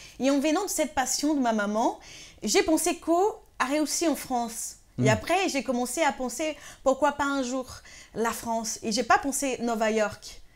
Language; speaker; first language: French; non-native, fluent; Portuguese